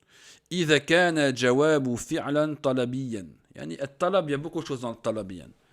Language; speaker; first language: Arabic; non-native, fluent; French